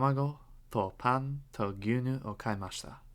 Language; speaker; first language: Japanese; non-native, learner; English